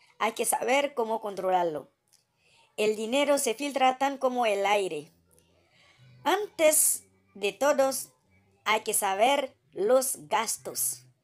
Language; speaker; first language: Spanish; non-native, fluent; Haitian Creole